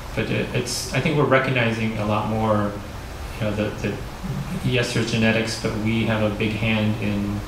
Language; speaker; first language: English; native; English